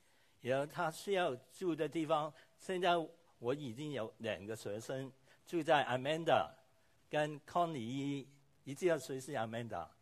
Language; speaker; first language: Chinese; non-native, local second language; Cantonese